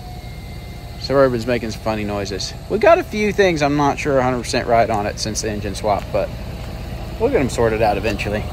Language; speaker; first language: English; native; English